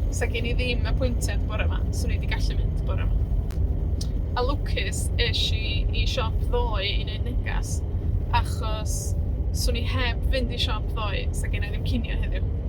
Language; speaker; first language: Welsh; non-native, learner; Spanish